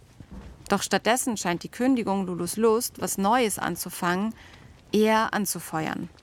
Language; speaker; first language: German; native; German